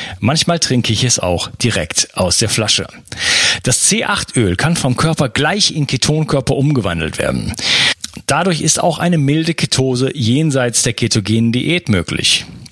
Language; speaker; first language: German; native; German